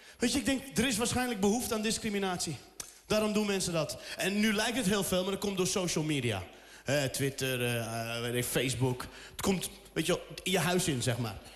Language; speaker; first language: Dutch; early bilingual, other home language; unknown